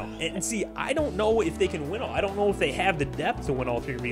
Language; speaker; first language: English; native; English